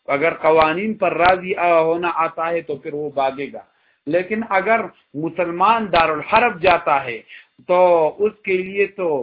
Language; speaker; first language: Urdu; non-native, local second language; Pashto